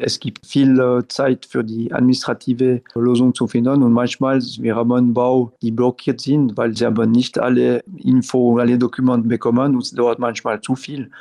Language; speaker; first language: German; non-native, local second language; French